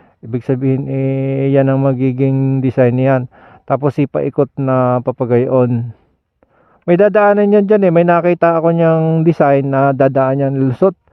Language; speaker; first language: Filipino; native; Filipino